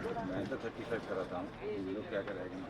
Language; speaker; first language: Hindi; non-native, local second language; Bangla